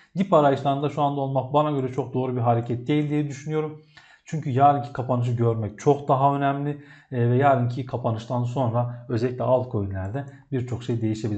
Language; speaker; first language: Turkish; native; Turkish